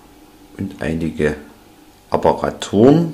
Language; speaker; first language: German; native; German